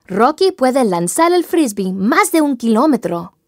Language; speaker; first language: Spanish; non-native, learner; English